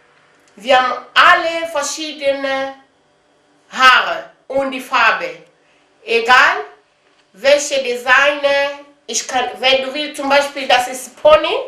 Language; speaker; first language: German; non-native, learner; Lingala